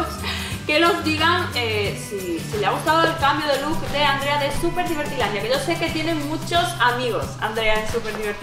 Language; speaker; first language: Spanish; native; Spanish